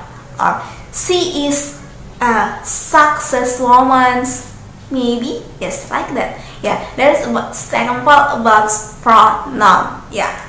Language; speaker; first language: English; non-native, learner; Indonesian